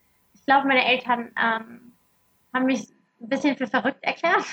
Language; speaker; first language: German; early bilingual, other home language; Arabic